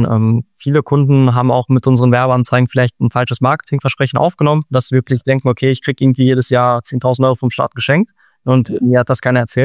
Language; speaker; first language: German; native; German